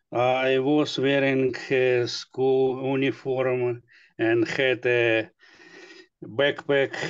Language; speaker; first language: English; non-native, learner; Russian